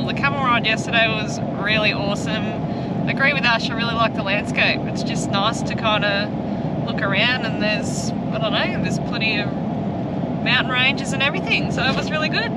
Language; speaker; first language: English; native; English